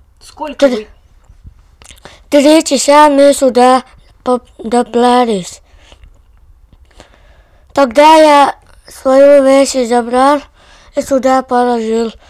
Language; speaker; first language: Russian; non-native, local second language; Chechen